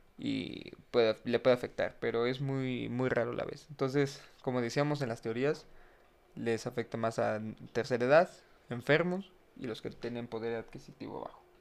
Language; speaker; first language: Spanish; native; Spanish